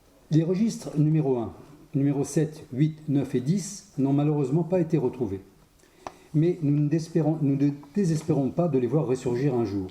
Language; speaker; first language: French; native; French